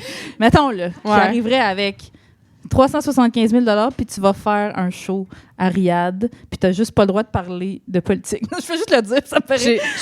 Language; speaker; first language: French; native; French